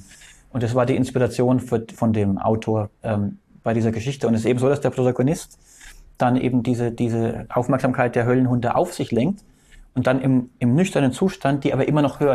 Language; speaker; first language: German; native; German